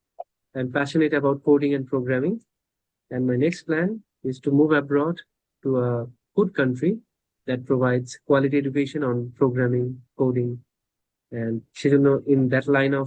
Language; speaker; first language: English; non-native, fluent; Bangla